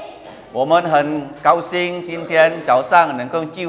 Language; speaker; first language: Chinese; early bilingual, heritage; Chinese